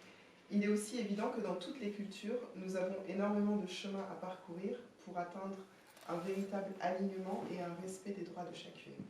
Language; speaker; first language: French; native; French